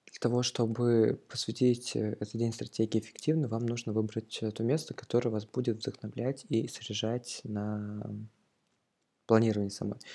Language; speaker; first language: Russian; native; Russian